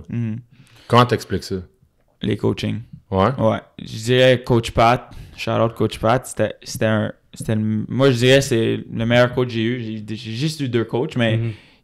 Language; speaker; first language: French; native; French